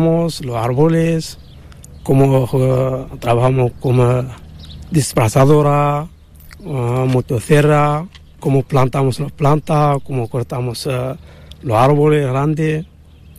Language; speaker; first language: Spanish; non-native, learner; Arabic